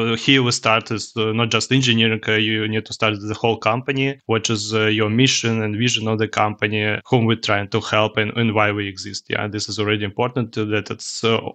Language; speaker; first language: English; non-native, learner; Russian